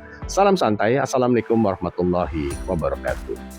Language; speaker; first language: Indonesian; native; Indonesian